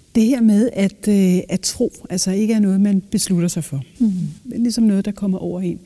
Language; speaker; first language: Danish; native; Danish